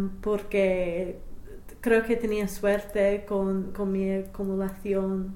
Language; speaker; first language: Spanish; non-native, fluent; English